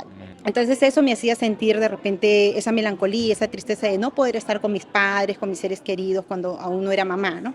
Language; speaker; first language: Spanish; native; Spanish